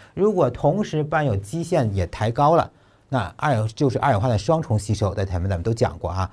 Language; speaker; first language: Chinese; native; Chinese